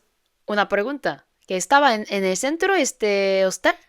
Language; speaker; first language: Spanish; non-native, fluent; Korean